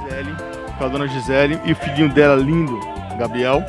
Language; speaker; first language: Portuguese; native; Portuguese